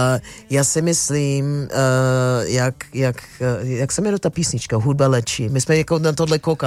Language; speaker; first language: Czech; non-native, fluent; English